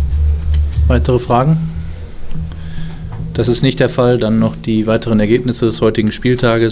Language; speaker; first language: German; native; German